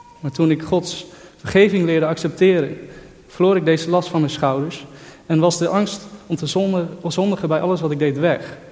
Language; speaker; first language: Dutch; native; Dutch